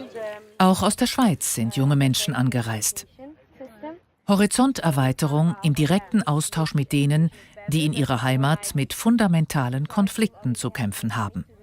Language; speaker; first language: German; native; German